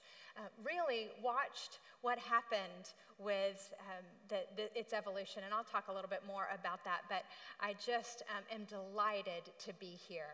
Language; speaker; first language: English; native; English